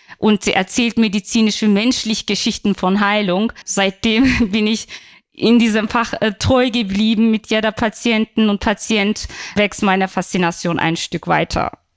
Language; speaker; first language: German; non-native, fluent; Turkish